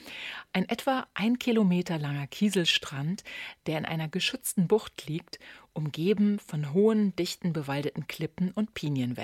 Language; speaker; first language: German; native; German